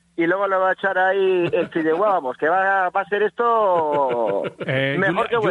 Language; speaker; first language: Spanish; native; Spanish